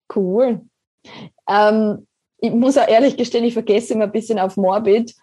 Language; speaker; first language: German; native; German